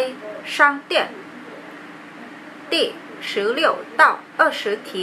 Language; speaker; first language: Chinese; non-native, learner; Vietnamese